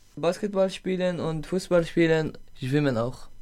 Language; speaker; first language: German; non-native, learner; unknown